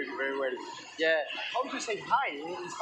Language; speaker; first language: English; non-native, learner; French